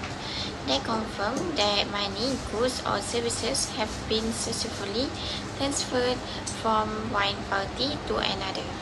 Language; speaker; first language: English; non-native, local second language; Malay